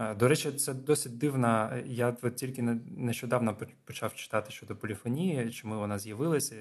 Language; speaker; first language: Ukrainian; non-native, local second language; Russian